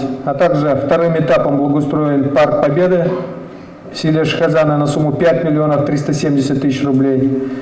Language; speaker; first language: Russian; native; Russian